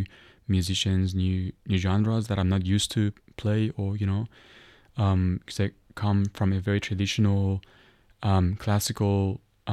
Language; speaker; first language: English; non-native, fluent; Persian